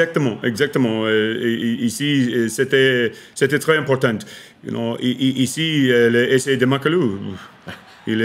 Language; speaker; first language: French; non-native, learner; English